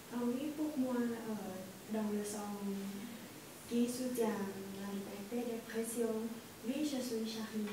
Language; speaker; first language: French; non-native, fluent; English